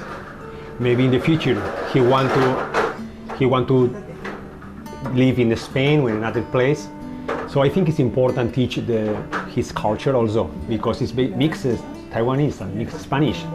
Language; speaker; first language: English; non-native, learner; Spanish